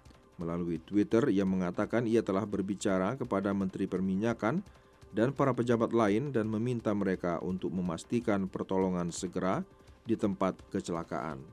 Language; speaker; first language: Indonesian; native; Indonesian